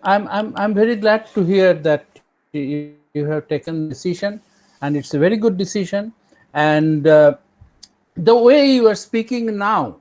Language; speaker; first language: English; non-native, local second language; Bangla